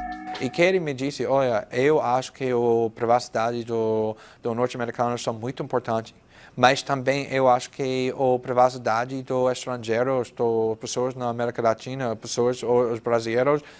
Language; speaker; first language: Portuguese; non-native, fluent; English